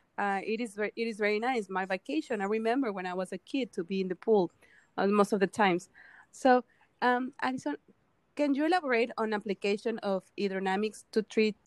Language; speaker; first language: English; non-native, fluent; Spanish